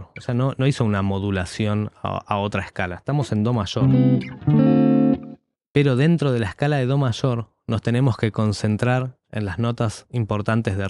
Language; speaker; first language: Spanish; native; Spanish